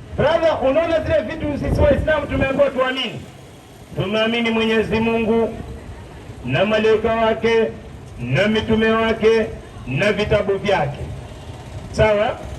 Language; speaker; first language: Swahili; non-native, local second language; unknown